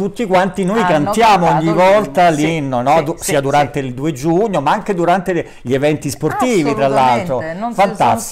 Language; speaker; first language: Italian; native; Italian